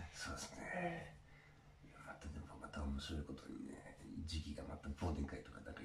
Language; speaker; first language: Japanese; native; Japanese